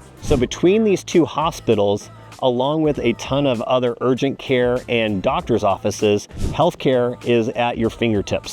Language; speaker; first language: English; native; English